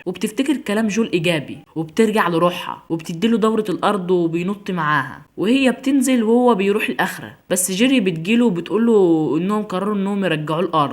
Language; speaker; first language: Arabic; native; Arabic